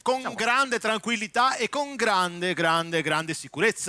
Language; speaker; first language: Italian; native; Italian